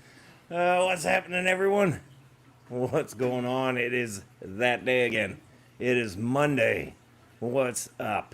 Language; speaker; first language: English; native; English